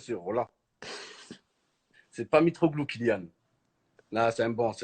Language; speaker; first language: French; native; French